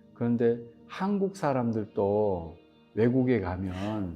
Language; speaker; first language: Korean; native; Korean